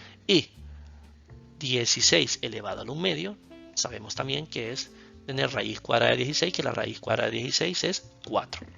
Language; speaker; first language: Spanish; native; Spanish